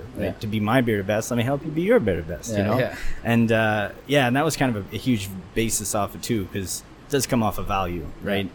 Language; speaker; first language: English; native; English